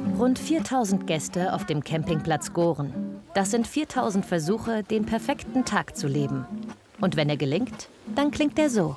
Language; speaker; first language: German; native; German